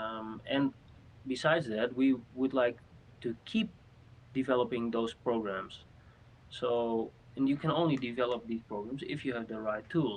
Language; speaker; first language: English; non-native, fluent; Dutch